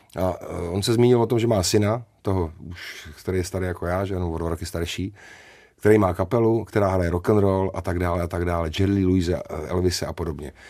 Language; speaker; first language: Czech; native; Czech